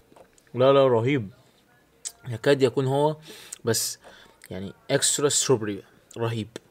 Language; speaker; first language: Arabic; native; Arabic